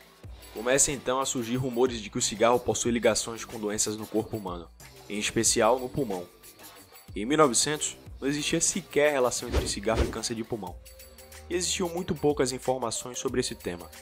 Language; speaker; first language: Portuguese; native; Portuguese